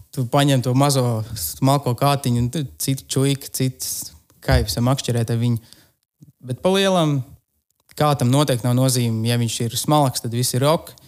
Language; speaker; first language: Latvian; native; Latvian